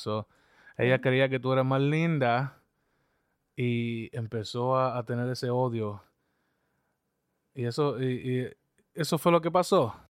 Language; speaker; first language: Spanish; early bilingual, other home language; English